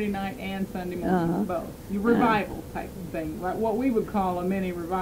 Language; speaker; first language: English; native; English